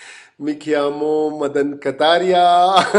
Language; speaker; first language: Italian; non-native, learner; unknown